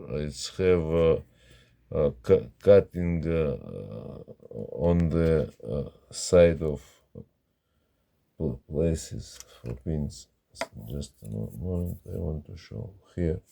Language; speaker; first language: English; non-native, learner; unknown